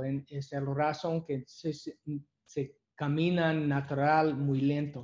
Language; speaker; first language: Spanish; non-native, learner; English